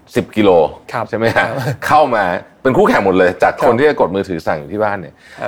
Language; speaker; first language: Thai; native; Thai